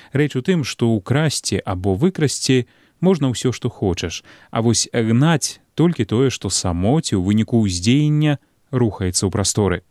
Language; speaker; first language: Belarusian; native; Belarusian